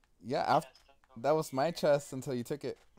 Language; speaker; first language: English; native; English